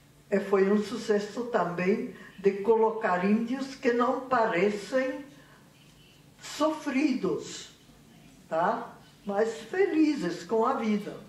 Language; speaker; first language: Portuguese; non-native, fluent; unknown